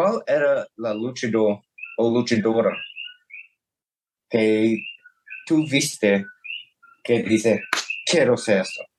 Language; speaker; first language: Spanish; non-native, learner; English